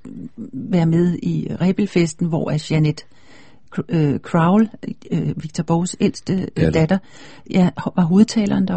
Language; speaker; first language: Danish; native; Danish